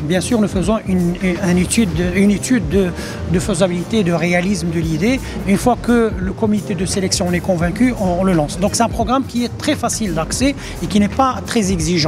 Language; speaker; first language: French; non-native, local second language; Arabic